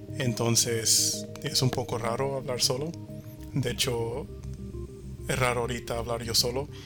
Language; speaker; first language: Spanish; early bilingual, heritage; Spanish